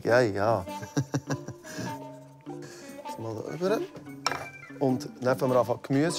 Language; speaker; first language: German; native; German